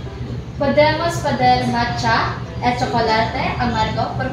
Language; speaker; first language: Spanish; non-native, learner; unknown